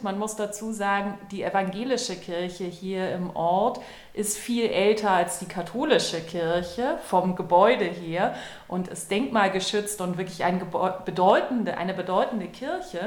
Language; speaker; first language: German; native; German